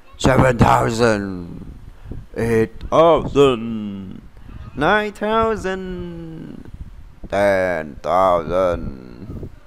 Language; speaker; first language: English; non-native, learner; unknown